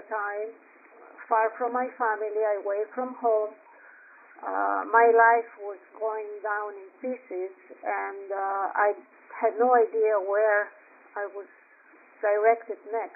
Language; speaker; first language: English; non-native, fluent; Greek